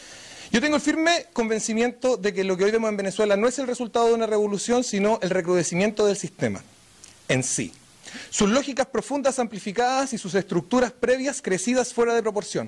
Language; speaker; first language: Spanish; native; Spanish